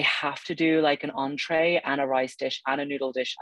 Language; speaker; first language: English; native; English